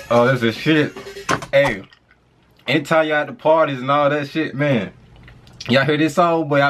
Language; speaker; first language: English; native; English